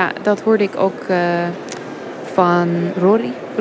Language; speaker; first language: Dutch; non-native, fluent; English